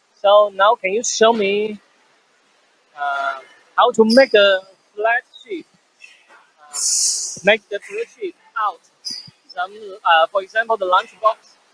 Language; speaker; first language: English; non-native, fluent; Chinese